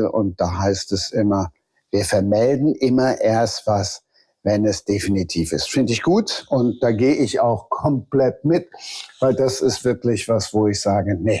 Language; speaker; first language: German; native; German